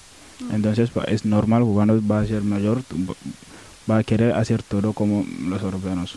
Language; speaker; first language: Spanish; non-native, learner; Wolof